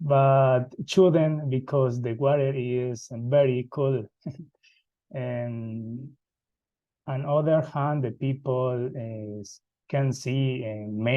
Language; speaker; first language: English; non-native, learner; Spanish